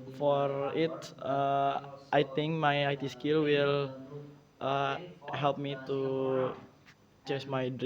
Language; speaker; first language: English; non-native, learner; Indonesian